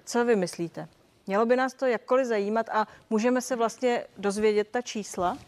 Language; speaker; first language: Czech; native; Czech